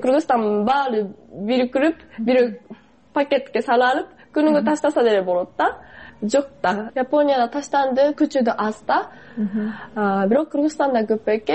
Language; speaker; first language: Kyrgyz; non-native, fluent; Japanese